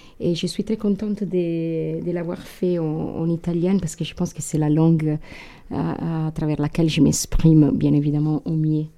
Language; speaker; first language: French; non-native, fluent; Italian